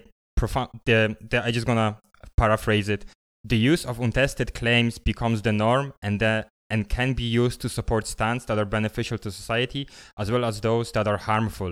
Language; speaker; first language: English; non-native, fluent; Polish